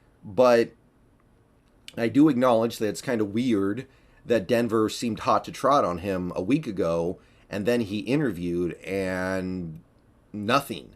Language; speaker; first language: English; native; English